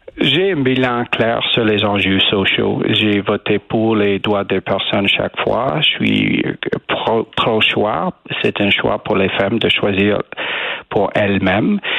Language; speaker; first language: French; non-native, learner; English